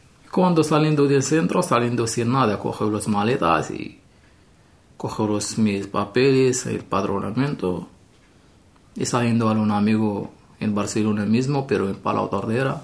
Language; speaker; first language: Spanish; non-native, learner; Arabic